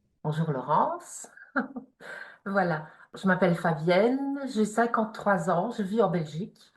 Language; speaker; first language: French; native; French